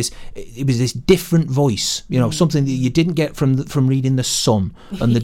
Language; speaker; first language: English; native; English